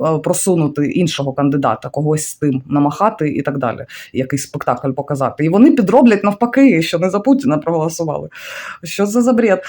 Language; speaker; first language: Ukrainian; non-native, local second language; Russian